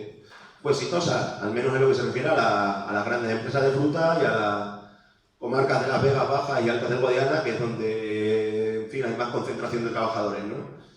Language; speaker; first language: Spanish; native; Spanish